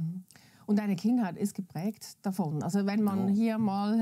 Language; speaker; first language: German; native; German